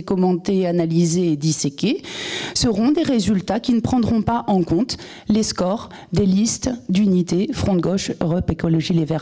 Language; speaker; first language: French; native; French